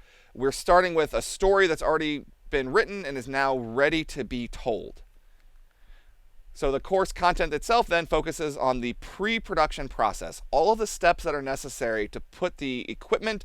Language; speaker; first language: English; native; English